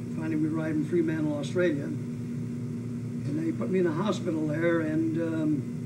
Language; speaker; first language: English; native; English